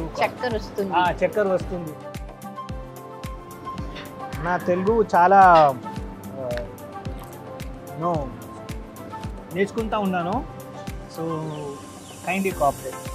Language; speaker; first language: Telugu; non-native, learner; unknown